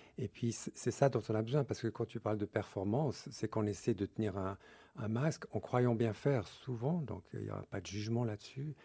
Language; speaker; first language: French; early bilingual, other home language; English